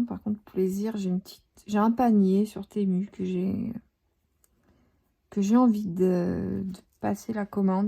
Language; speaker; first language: French; native; French